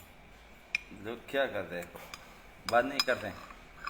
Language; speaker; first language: Hindi; non-native, learner; Pashto